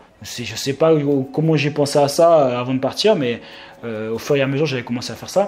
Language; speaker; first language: French; native; French